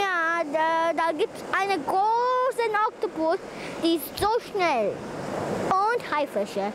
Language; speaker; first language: German; early bilingual, heritage; German